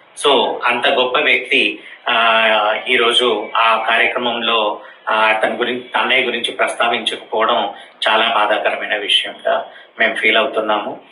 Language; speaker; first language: Telugu; native; Telugu